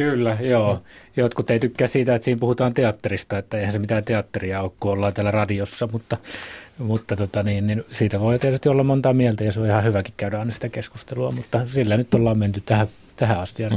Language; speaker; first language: Finnish; native; Finnish